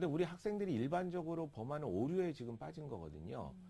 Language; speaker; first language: Korean; native; Korean